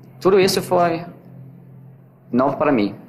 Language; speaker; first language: Portuguese; non-native, learner; English